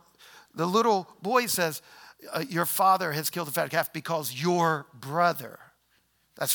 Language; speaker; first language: English; native; English